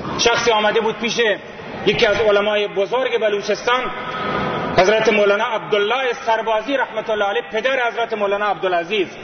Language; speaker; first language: Persian; native; Persian